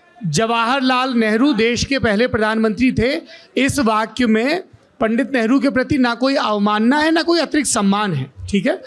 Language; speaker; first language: Hindi; native; Hindi